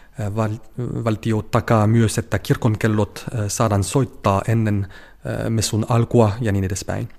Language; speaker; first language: Finnish; non-native, fluent; French